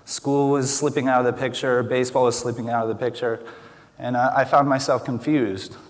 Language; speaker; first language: English; native; English